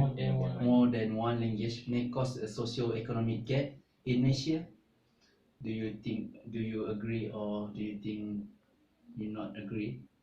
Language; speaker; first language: English; non-native, local second language; Malay